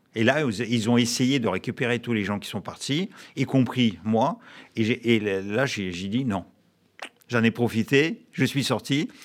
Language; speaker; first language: French; non-native, fluent; Russian